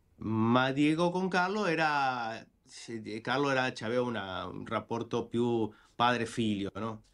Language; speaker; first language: Italian; non-native, fluent; Spanish